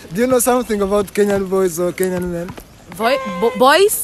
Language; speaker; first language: English; non-native, local second language; Kinyarwanda